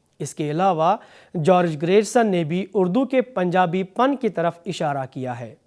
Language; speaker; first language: Urdu; native; Urdu